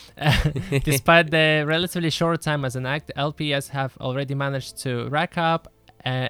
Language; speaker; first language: English; early bilingual, other home language; Lithuanian